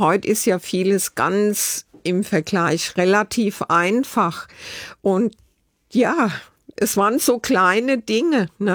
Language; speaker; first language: German; native; German